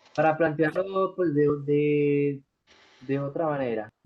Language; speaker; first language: Spanish; native; Spanish